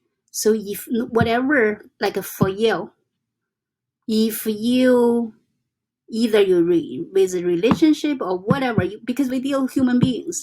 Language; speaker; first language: English; non-native, fluent; Chinese